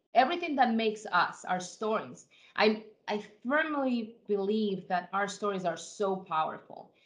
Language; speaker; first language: English; non-native, fluent; Spanish